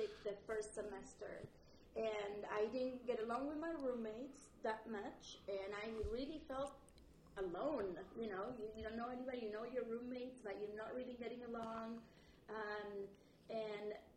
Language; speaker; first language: English; non-native, fluent; Spanish